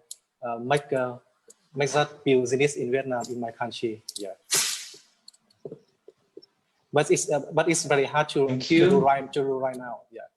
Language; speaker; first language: English; non-native, learner; Vietnamese